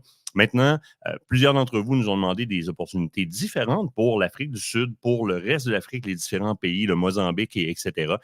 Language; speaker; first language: French; native; French